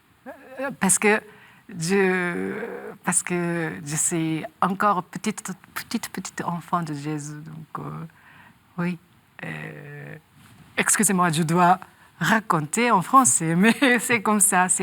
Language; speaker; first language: French; non-native, learner; Japanese